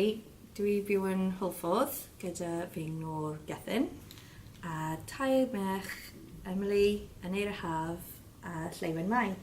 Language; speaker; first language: Welsh; non-native, learner; English